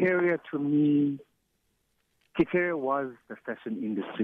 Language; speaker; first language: English; non-native, local second language; Xhosa